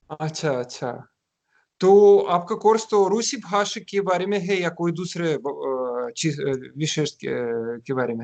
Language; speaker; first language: Hindi; non-native, learner; Russian